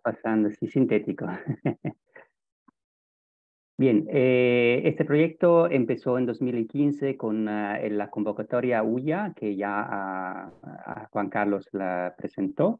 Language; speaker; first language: Spanish; non-native, fluent; Italian